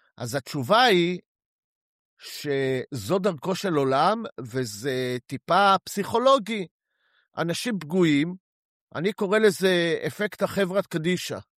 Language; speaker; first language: Hebrew; native; Hebrew